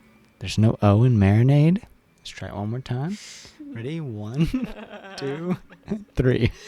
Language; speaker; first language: English; native; English